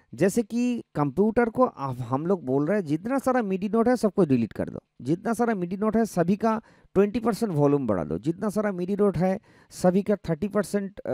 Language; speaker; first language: Hindi; non-native, local second language; Bangla